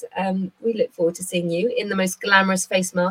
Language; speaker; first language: English; native; English